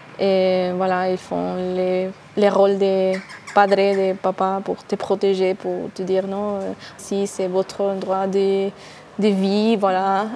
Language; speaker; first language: French; non-native, learner; Spanish